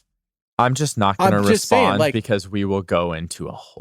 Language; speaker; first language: English; native; English